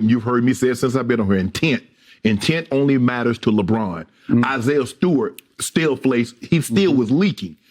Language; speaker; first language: English; native; English